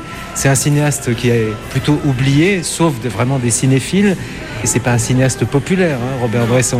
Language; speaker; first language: French; native; French